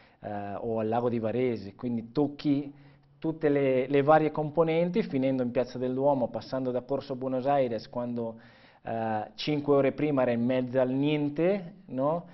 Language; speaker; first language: Italian; non-native, fluent; Catalan